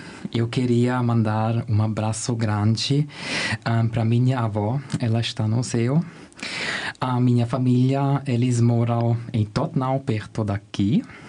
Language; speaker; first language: Portuguese; non-native, fluent; German